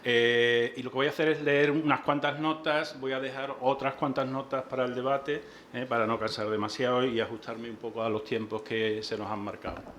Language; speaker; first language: Spanish; native; Spanish